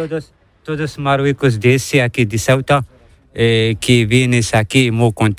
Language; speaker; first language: Spanish; non-native, learner; Arabic